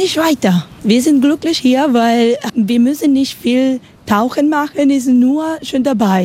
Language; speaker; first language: German; non-native, learner; Spanish